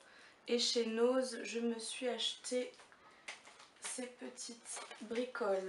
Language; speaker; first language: French; native; French